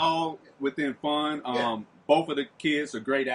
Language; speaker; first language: English; native; English